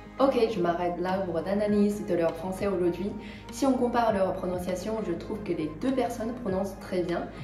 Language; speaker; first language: French; non-native, fluent; Chinese